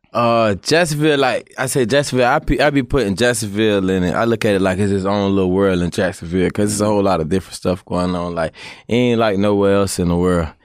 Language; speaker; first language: English; native; English